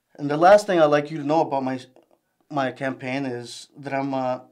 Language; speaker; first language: English; early bilingual, other home language; Spanish